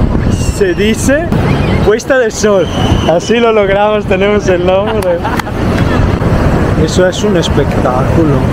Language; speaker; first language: Spanish; non-native, fluent; Italian